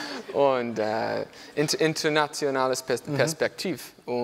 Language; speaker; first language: German; non-native, learner; English